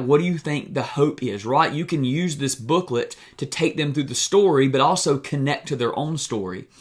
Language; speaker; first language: English; native; English